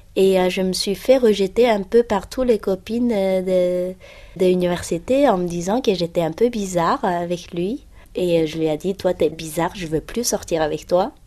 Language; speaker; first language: French; non-native, fluent; Uyghur